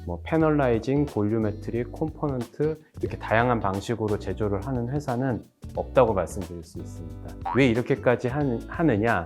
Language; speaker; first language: Korean; native; Korean